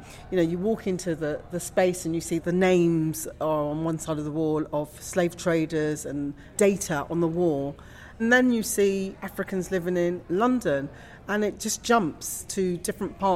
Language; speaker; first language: English; native; English